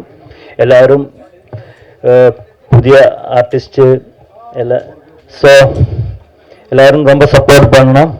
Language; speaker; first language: Tamil; non-native, learner; Malayalam